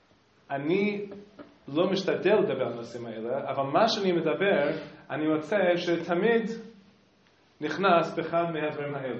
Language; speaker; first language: Hebrew; non-native, fluent; English